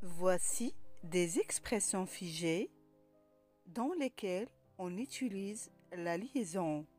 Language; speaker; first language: French; non-native, local second language; Arabic